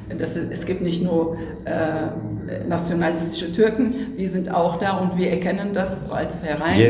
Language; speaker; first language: German; non-native, fluent; Turkish